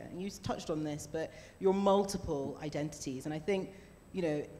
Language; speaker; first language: English; native; English